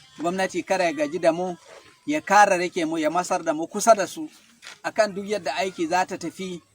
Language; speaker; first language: Hausa; non-native, local second language; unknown